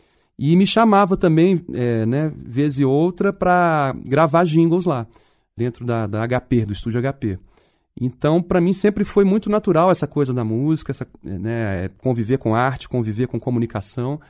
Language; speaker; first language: Portuguese; native; Portuguese